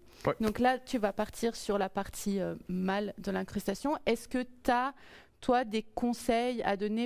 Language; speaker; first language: French; native; French